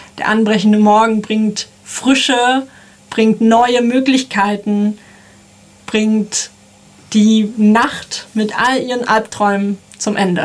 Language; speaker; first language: German; native; German